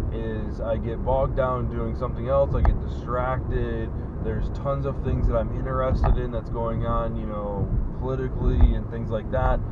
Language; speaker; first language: English; native; English